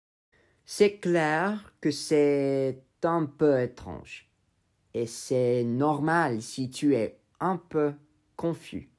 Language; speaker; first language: French; non-native, fluent; English